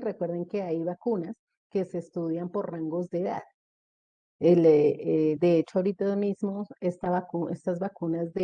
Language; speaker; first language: Spanish; native; Spanish